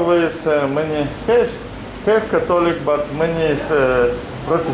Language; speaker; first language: English; non-native, learner; Russian